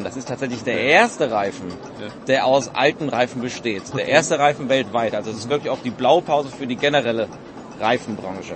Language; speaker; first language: German; native; German